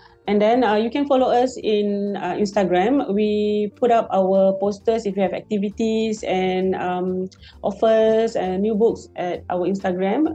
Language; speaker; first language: English; non-native, local second language; Malay